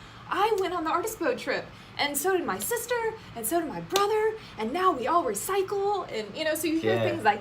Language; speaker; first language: English; native; English